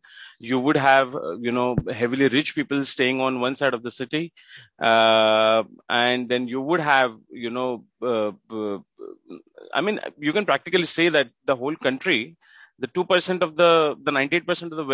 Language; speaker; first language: English; non-native, local second language; Marathi